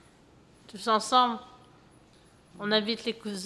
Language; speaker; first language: French; early bilingual, other home language; Portuguese